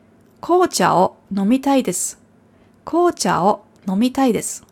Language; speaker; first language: Japanese; non-native, fluent; German